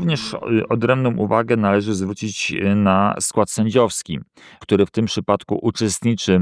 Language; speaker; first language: Polish; native; Polish